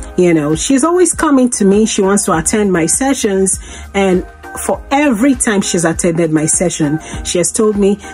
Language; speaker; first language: English; non-native, local second language; Igbo